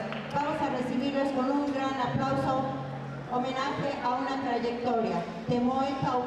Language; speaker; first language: Spanish; native; Spanish